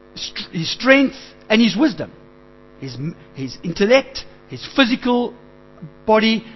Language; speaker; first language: English; native; English